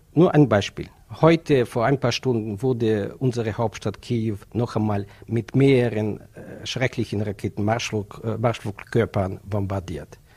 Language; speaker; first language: German; non-native, fluent; Ukrainian